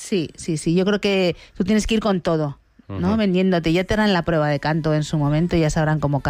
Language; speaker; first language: Spanish; native; Spanish